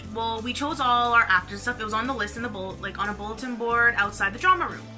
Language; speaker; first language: English; native; English